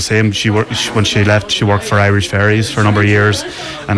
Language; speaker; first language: English; native; English